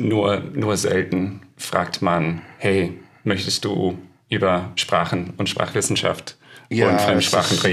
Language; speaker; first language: German; non-native, fluent; English